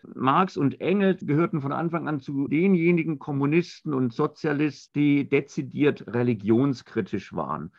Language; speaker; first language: German; native; German